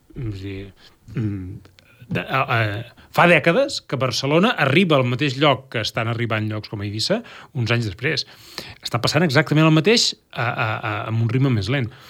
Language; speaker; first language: Catalan; native; Catalan